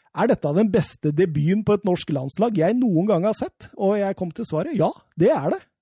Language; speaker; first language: Norwegian; native; Norwegian